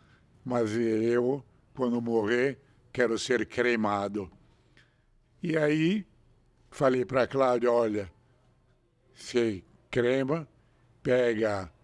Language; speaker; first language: Portuguese; non-native, fluent; Italian